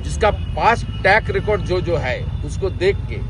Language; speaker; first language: Hindi; non-native, local second language; Bangla